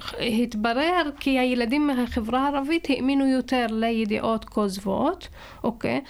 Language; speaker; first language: Hebrew; non-native, local second language; Arabic